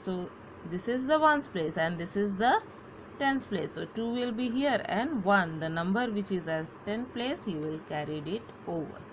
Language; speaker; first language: English; non-native, local second language; Hindi